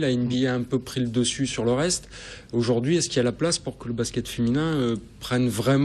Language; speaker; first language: French; native; French